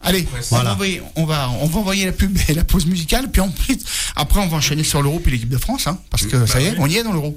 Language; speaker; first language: French; native; French